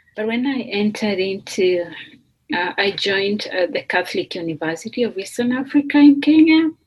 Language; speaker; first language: English; non-native, local second language; Luyia